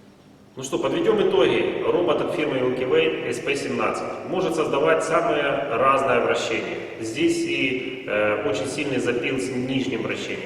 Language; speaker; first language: Russian; native; Russian